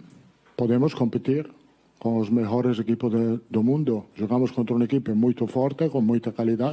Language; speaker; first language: Portuguese; non-native, learner; Italian